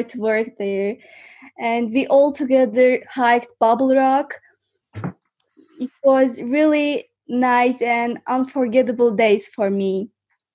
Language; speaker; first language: English; non-native, fluent; Azerbaijani